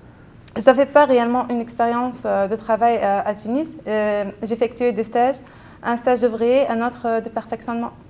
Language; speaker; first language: French; non-native, local second language; Arabic